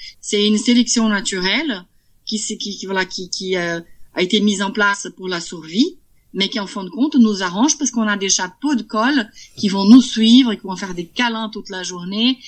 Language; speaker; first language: French; non-native, fluent; Portuguese